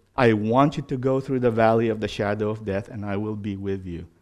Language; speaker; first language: English; non-native, local second language; Filipino